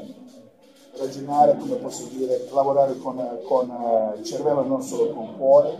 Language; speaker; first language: Italian; non-native, fluent; Croatian